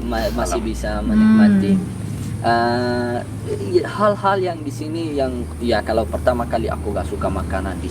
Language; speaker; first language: Indonesian; non-native, learner; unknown